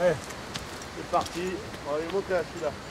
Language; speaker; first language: French; native; French